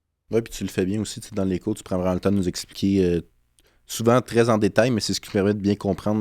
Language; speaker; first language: French; native; French